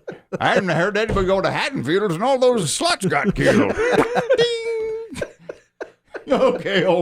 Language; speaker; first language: English; native; English